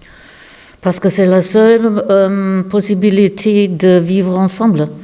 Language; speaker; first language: French; non-native, learner; German